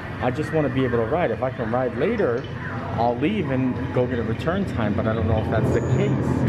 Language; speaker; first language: English; native; English